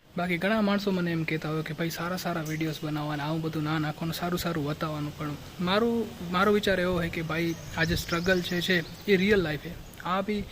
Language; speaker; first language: Gujarati; native; Gujarati